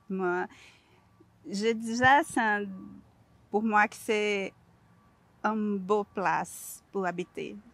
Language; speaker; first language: French; non-native, learner; Portuguese